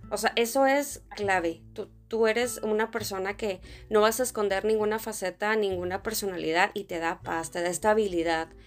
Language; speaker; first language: Spanish; native; Spanish